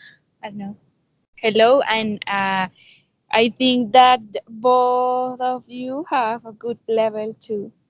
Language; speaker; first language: English; non-native, learner; Spanish